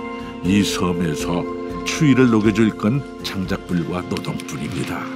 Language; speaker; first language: Korean; native; Korean